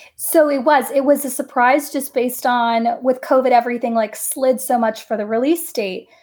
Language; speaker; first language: English; native; English